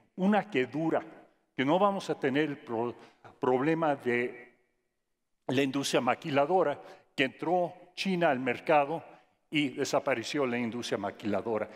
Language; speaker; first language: Spanish; non-native, fluent; English